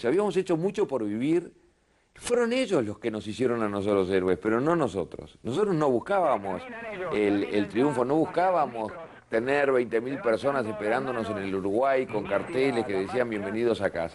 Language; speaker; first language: Spanish; native; Spanish